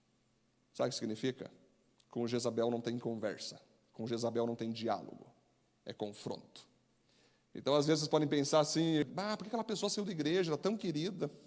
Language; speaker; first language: Portuguese; native; Portuguese